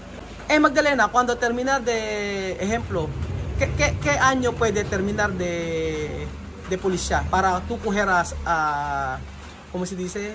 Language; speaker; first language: Spanish; non-native, learner; Filipino